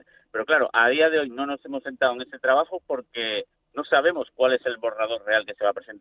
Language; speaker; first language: Spanish; native; Spanish